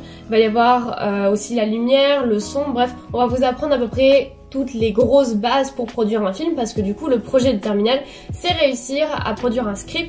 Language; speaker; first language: French; native; French